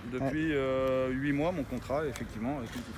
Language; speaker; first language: French; native; French